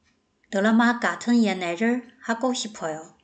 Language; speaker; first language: Korean; non-native, fluent; Chinese